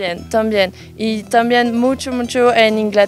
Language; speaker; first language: Spanish; non-native, learner; French